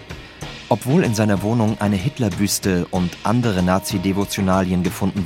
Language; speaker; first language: German; native; German